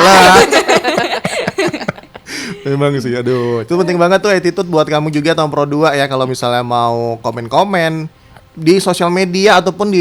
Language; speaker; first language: Indonesian; native; Indonesian